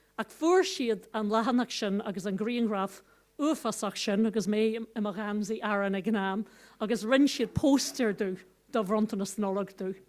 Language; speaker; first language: Irish; non-native, local second language; English